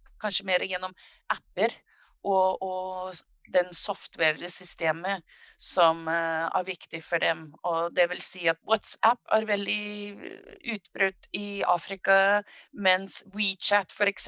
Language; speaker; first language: Norwegian; non-native, fluent; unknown